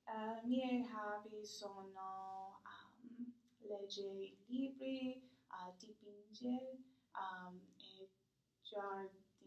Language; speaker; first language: Italian; non-native, learner; English